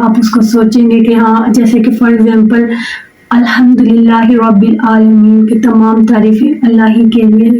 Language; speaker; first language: Urdu; native; Urdu